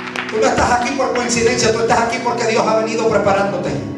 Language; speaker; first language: Spanish; native; Spanish